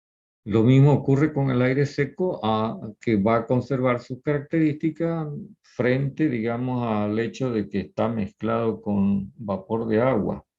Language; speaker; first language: Spanish; native; Spanish